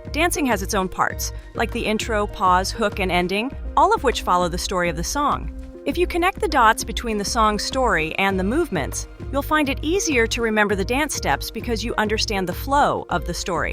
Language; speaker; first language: English; non-native, fluent; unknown